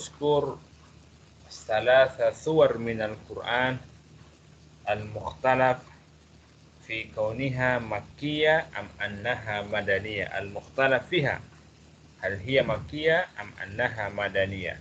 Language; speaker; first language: Arabic; non-native, fluent; Malay